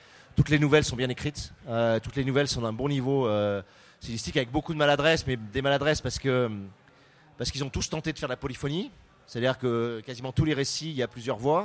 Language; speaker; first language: French; native; French